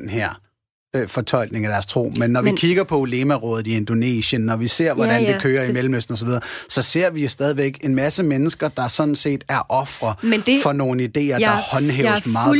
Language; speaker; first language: Danish; native; Danish